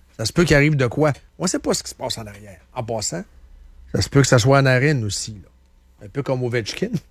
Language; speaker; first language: French; native; French